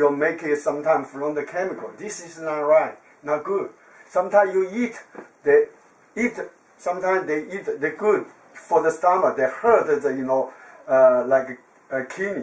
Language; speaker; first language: English; non-native, learner; Chinese